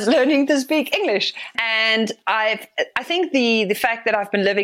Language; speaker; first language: English; non-native, local second language; Afrikaans